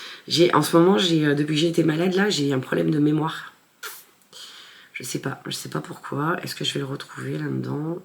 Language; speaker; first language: French; native; French